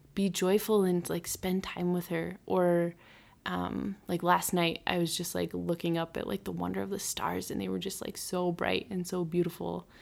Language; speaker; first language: English; native; English